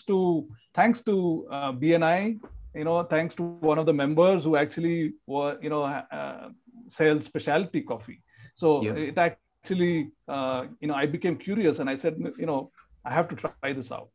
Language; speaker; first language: English; non-native, local second language; Kannada